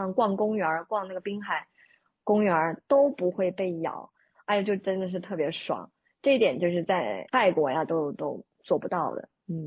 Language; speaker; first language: Chinese; native; Chinese